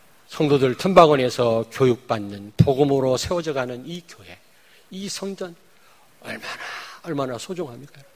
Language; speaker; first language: Korean; native; Korean